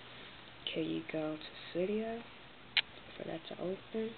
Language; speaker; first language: English; native; English